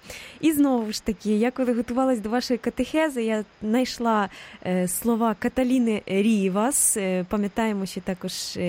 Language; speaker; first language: Ukrainian; native; Ukrainian